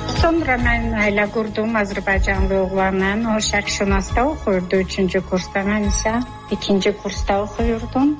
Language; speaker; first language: Azerbaijani; non-native, fluent; Georgian